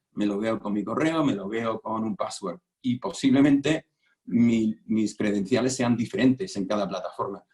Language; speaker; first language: Spanish; non-native, fluent; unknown